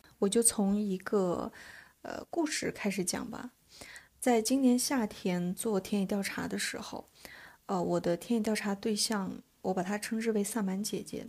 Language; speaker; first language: Chinese; native; Chinese